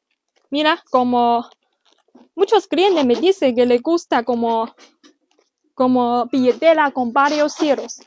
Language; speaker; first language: Spanish; non-native, learner; Chinese